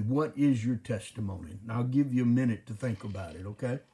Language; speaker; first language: English; native; English